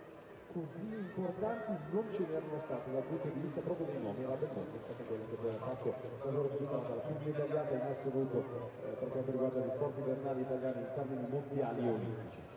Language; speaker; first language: Italian; native; Italian